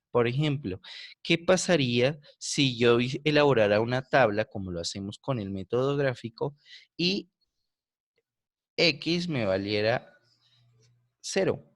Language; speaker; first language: Spanish; native; Spanish